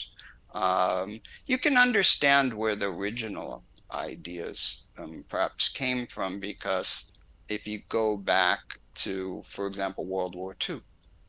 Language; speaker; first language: English; native; English